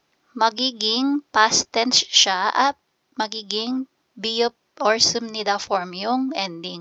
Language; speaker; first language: English; non-native, local second language; Filipino